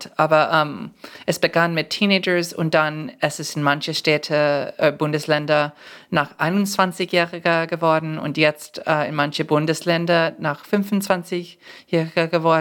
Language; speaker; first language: German; non-native, fluent; English